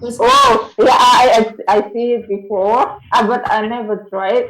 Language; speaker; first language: English; non-native, learner; Indonesian